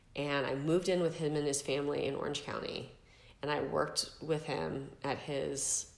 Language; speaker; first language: English; native; English